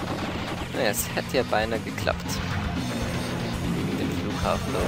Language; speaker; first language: German; native; German